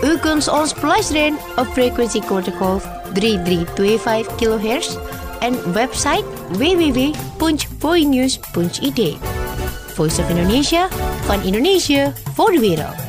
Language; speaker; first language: Dutch; non-native, fluent; Indonesian